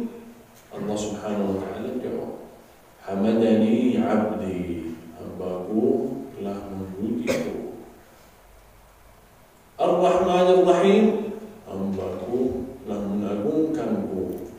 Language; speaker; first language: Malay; non-native, fluent; Arabic